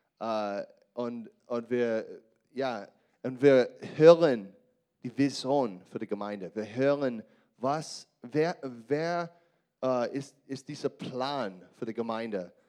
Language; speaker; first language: German; non-native, learner; English